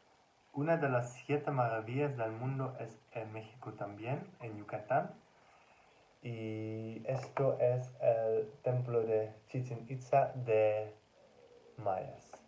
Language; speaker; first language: Spanish; non-native, learner; Dutch